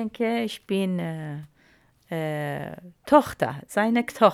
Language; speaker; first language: German; non-native, learner; Arabic